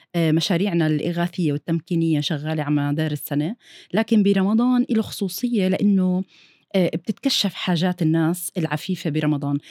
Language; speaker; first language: Arabic; early bilingual, heritage; Arabic